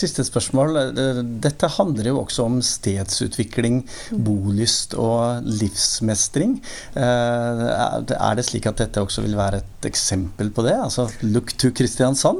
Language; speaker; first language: Norwegian; native; Norwegian